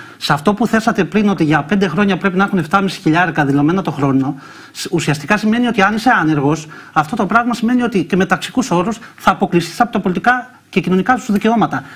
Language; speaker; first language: Greek; early bilingual, other home language; Albanian